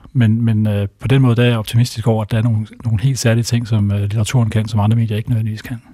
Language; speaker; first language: Danish; native; Danish